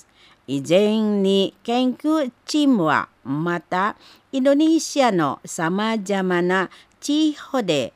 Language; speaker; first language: Japanese; non-native, fluent; Indonesian